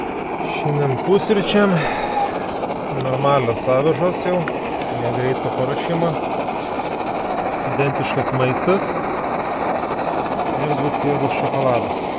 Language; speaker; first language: Lithuanian; native; Lithuanian